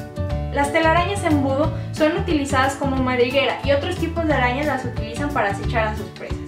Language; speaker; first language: Spanish; native; Spanish